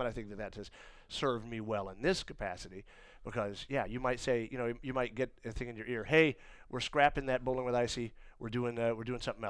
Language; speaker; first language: English; native; English